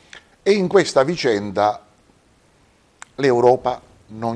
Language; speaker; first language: Italian; native; Italian